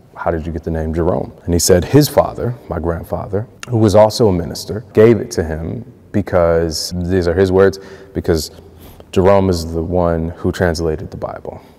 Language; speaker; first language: English; native; English